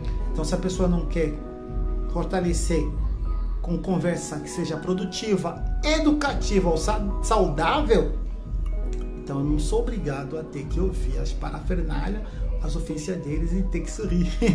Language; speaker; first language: Portuguese; non-native, local second language; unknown